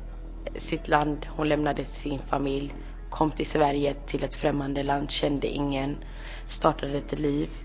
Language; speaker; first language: Swedish; early bilingual, other home language; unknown